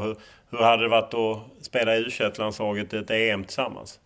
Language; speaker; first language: Swedish; native; Swedish